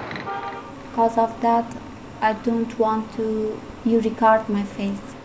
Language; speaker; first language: English; non-native, learner; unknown